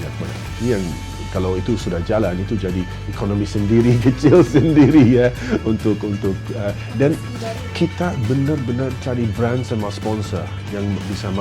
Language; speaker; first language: Indonesian; non-native, fluent; English